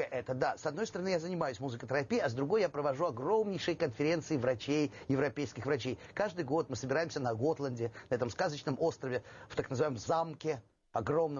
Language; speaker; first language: Russian; native; Russian